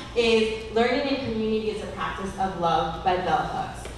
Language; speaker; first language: English; native; English